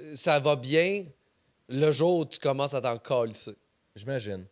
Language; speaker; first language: French; native; French